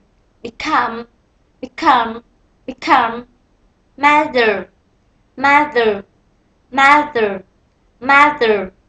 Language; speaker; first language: English; non-native, learner; Vietnamese